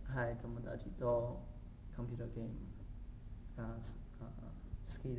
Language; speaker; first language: Japanese; non-native, learner; English